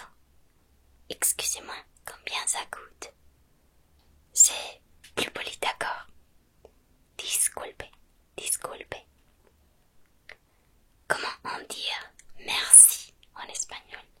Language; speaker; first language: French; non-native, fluent; Spanish